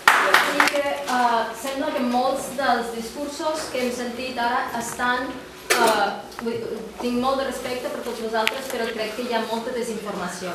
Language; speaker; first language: Catalan; non-native, fluent; Ukrainian